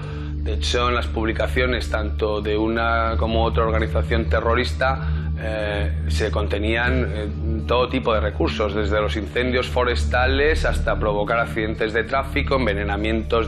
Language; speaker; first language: Spanish; native; Spanish